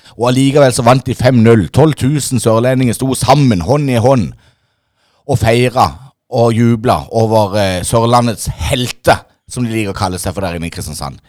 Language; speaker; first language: Norwegian; native; Norwegian